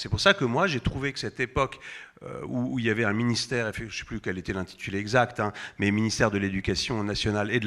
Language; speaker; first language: French; native; French